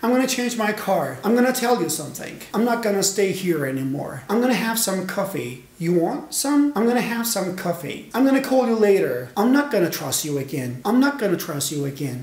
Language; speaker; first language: English; non-native, fluent; Turkish